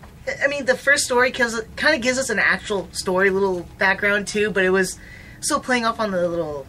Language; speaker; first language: English; native; English